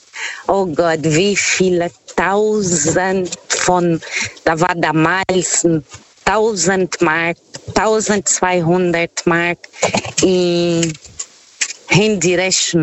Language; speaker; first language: German; non-native, fluent; Portuguese